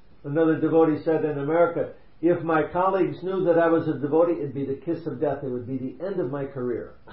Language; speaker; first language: English; native; English